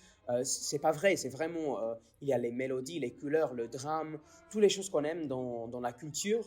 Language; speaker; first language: French; non-native, fluent; English